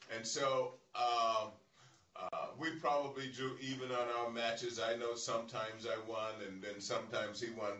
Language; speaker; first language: English; native; English